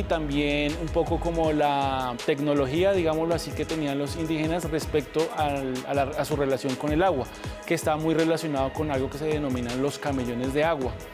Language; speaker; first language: Spanish; native; Spanish